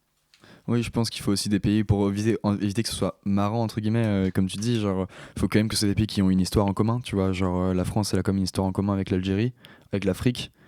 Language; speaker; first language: French; native; French